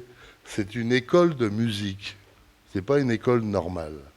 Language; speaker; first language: French; early bilingual, other home language; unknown